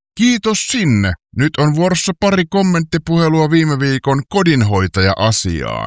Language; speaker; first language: Finnish; native; Finnish